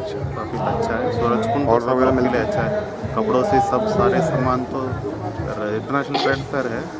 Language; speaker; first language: Hindi; non-native, local second language; Tamil